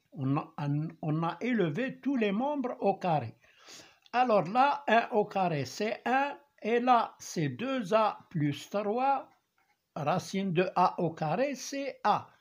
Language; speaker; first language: French; non-native, local second language; Arabic